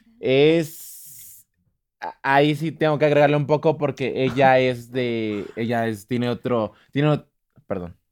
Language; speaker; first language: Spanish; native; Spanish